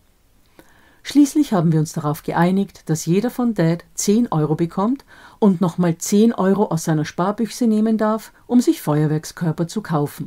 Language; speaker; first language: German; native; German